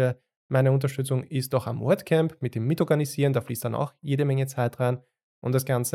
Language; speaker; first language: German; native; German